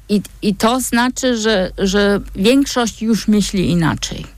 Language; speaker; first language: Polish; non-native, fluent; German